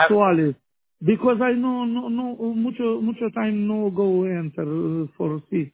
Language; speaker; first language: English; non-native, learner; Romanian